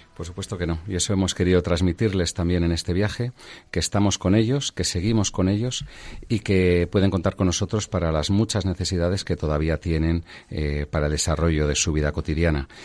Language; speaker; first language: Spanish; native; Spanish